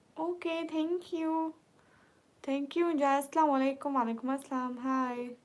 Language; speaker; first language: Urdu; non-native, local second language; Punjabi